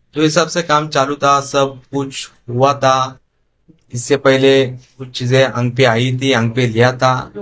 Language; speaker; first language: Hindi; non-native, local second language; Marathi